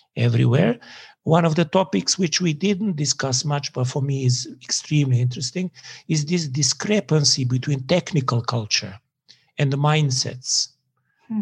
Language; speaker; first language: English; non-native, fluent; Serbian